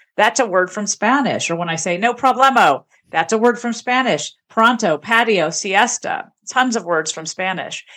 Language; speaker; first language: English; native; English